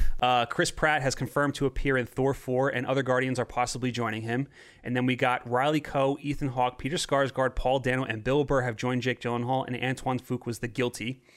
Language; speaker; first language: English; native; English